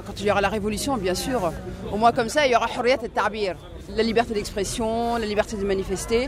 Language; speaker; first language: French; non-native, fluent; Arabic